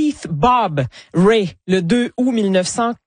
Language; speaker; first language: French; native; French